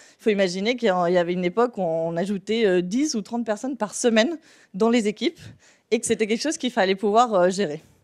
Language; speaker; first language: French; non-native, fluent; Spanish